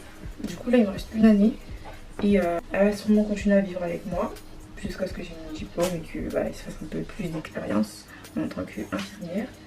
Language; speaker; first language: French; native; French